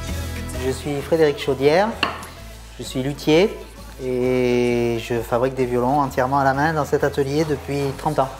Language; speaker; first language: French; native; French